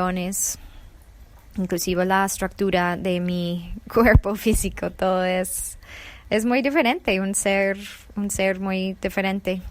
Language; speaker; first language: Spanish; non-native, fluent; English